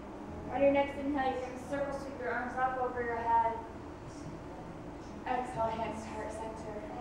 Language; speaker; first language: English; native; English